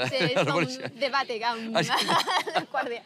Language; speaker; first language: Catalan; non-native, learner; Chinese